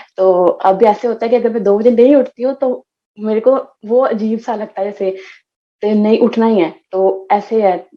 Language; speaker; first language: Hindi; non-native, local second language; Punjabi